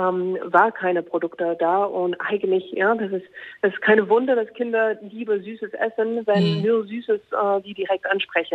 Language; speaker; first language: German; non-native, fluent; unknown